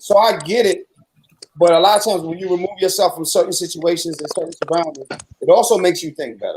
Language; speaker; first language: English; native; English